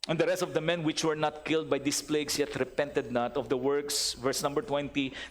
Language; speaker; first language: English; non-native, local second language; Filipino